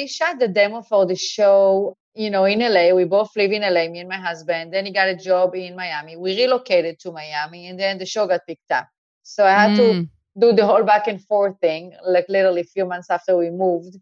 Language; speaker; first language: English; non-native, fluent; Hebrew